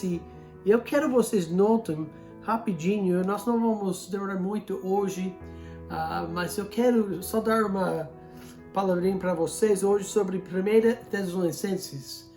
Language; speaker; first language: Portuguese; non-native, fluent; English